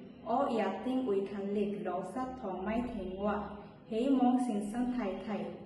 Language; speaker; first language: Cantonese; non-native, learner; Bangla